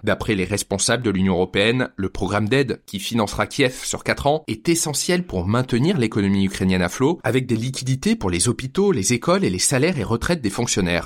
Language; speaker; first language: French; native; French